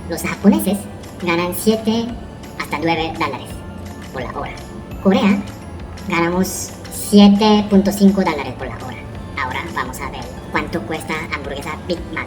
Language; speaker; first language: Spanish; non-native, learner; Korean